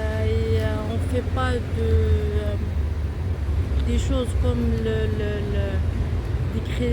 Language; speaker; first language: French; non-native, fluent; Arabic